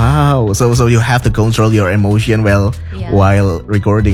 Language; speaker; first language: English; non-native, fluent; Indonesian